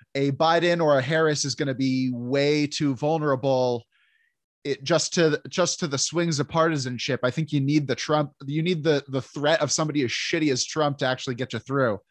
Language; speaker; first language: English; native; English